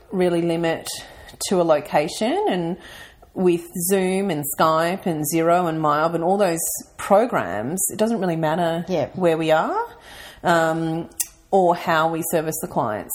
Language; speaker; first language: English; native; English